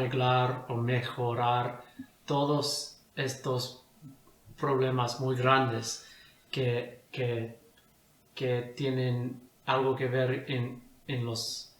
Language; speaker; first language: Spanish; non-native, fluent; English